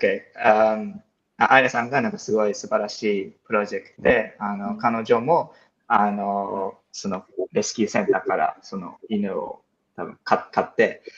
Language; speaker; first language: Japanese; non-native, fluent; English